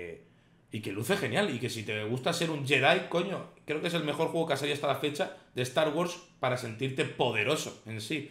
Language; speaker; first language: Spanish; native; Spanish